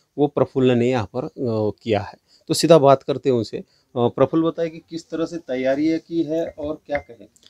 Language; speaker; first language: Hindi; non-native, local second language; Marathi